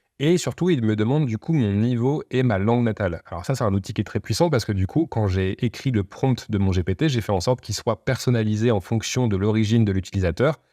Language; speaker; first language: French; native; French